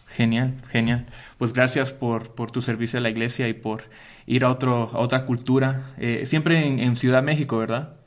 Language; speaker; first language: Spanish; early bilingual, heritage; Spanish